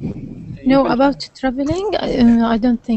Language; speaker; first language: English; non-native, learner; Arabic